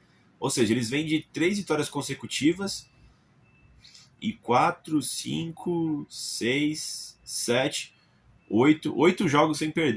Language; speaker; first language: Portuguese; native; Portuguese